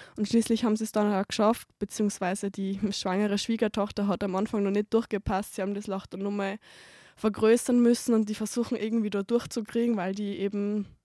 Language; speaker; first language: German; native; German